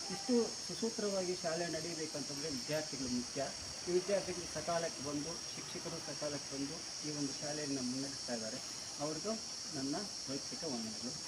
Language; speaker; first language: Kannada; native; Kannada